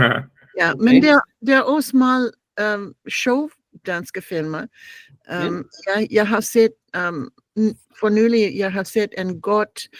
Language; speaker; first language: Danish; non-native, learner; English